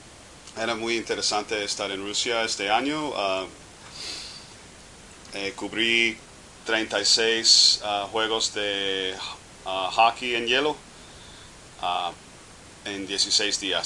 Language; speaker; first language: Spanish; non-native, fluent; English